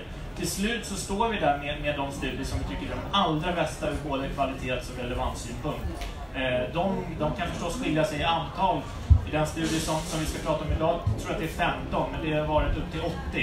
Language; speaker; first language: Swedish; native; Swedish